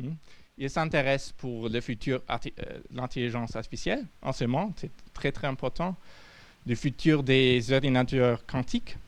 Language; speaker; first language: French; non-native, fluent; German